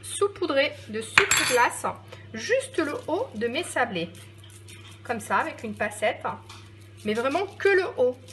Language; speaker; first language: French; non-native, local second language; Arabic